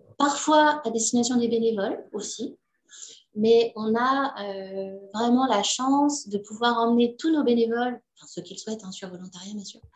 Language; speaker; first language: French; native; French